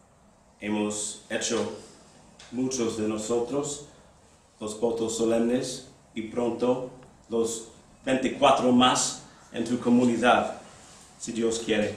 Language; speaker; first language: Spanish; non-native, fluent; English